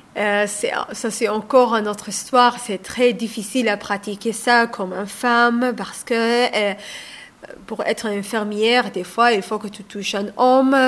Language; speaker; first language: French; non-native, learner; Somali